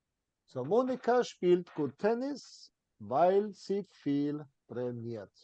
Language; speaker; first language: German; non-native, fluent; English